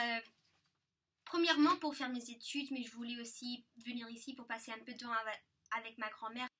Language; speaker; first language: French; early bilingual, heritage; English